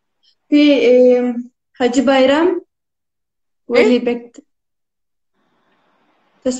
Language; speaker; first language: Arabic; non-native, learner; Turkish